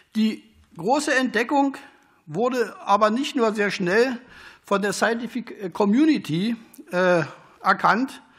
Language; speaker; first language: German; native; German